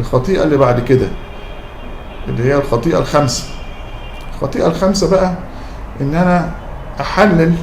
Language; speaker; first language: Arabic; native; Arabic